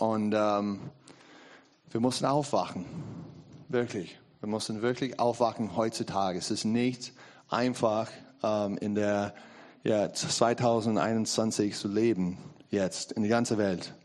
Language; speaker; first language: German; non-native, learner; English